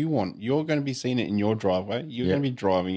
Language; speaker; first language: English; native; English